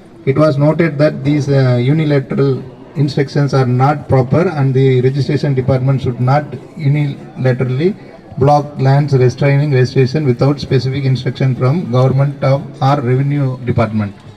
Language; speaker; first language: English; non-native, local second language; Tamil